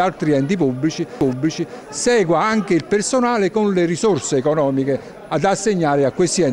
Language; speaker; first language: Italian; native; Italian